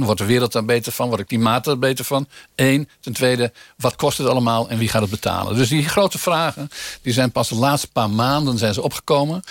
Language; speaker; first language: Dutch; native; Dutch